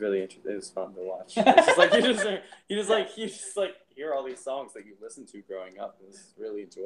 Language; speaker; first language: English; native; English